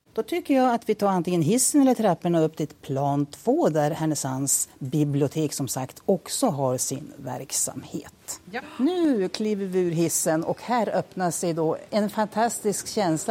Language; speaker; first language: Swedish; native; Swedish